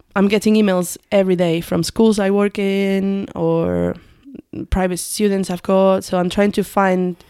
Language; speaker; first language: English; non-native, fluent; Spanish